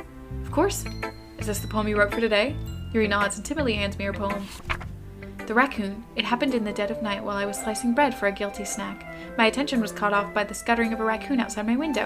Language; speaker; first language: English; native; English